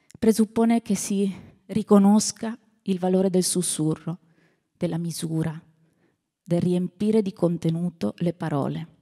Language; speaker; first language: Italian; native; Italian